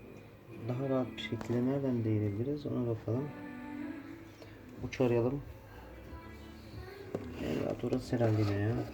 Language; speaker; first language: Turkish; native; Turkish